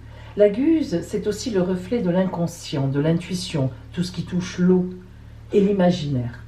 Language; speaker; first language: French; native; French